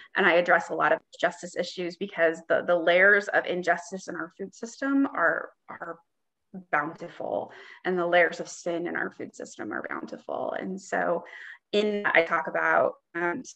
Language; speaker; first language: English; native; English